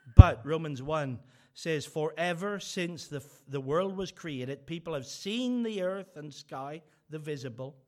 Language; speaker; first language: English; native; English